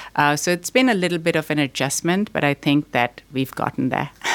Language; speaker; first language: English; non-native, local second language; Urdu